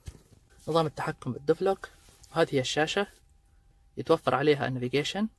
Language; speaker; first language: Arabic; native; Arabic